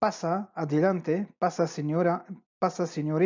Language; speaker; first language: Spanish; non-native, fluent; Arabic